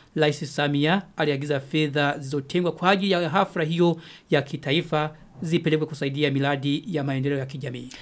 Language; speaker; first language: Swahili; non-native, local second language; Rundi